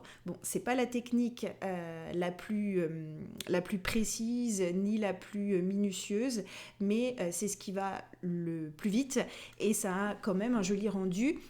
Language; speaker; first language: French; native; French